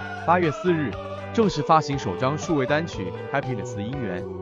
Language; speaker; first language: Chinese; native; Chinese